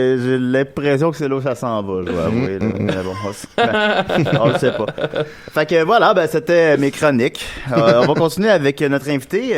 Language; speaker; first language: French; native; French